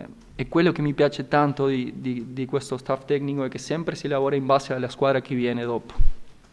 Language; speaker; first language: Italian; non-native, fluent; Spanish